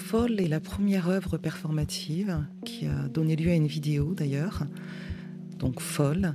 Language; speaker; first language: French; native; French